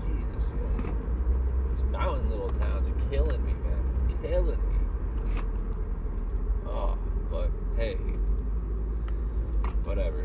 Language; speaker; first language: English; native; English